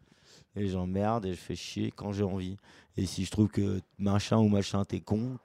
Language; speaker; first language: French; native; French